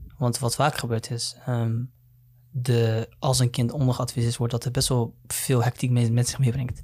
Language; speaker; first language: Dutch; early bilingual, other home language; Somali